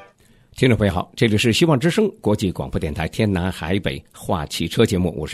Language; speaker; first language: Chinese; native; Chinese